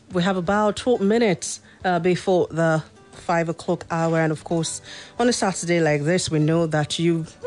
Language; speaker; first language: English; non-native, local second language; Yoruba